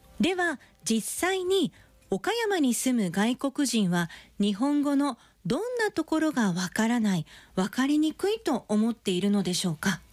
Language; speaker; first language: Japanese; native; Japanese